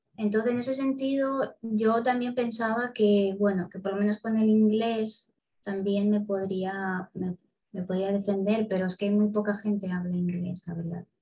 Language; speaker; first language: Spanish; early bilingual, other home language; Russian